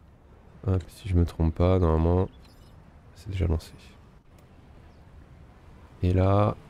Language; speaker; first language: French; native; French